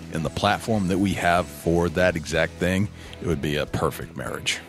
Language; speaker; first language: English; native; English